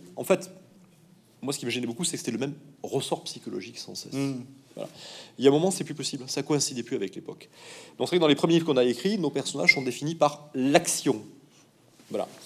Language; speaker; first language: French; native; French